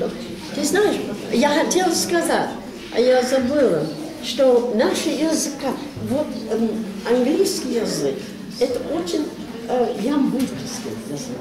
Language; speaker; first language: Russian; non-native, learner; English